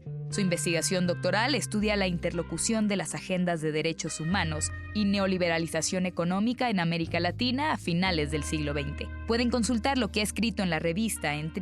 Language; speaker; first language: Spanish; native; Spanish